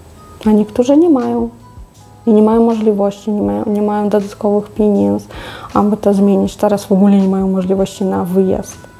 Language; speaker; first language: Polish; non-native, fluent; Russian